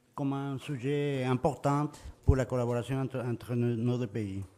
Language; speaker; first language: French; non-native, fluent; Spanish